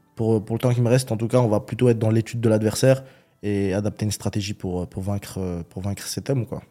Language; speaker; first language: French; early bilingual, other home language; Chechen